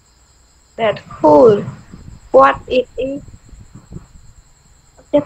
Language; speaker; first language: English; non-native, learner; Khmer